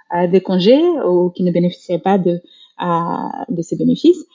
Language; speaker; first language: French; non-native, fluent; Portuguese